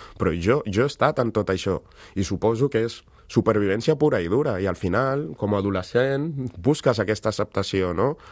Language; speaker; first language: Catalan; early bilingual, other home language; Wolof